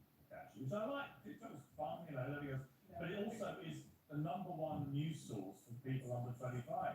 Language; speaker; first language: English; native; English